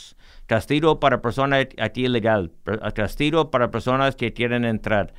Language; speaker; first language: Spanish; early bilingual, heritage; English